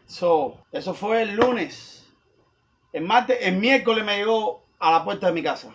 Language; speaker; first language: Spanish; native; Spanish